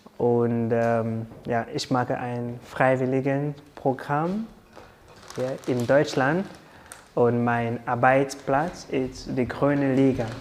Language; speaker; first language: German; non-native, learner; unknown